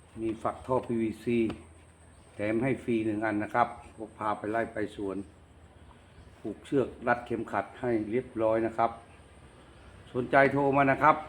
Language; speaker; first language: Thai; native; Thai